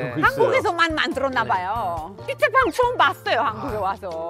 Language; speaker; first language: Korean; non-native, fluent; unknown